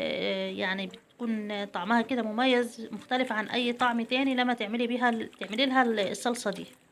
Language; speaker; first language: Arabic; native; Arabic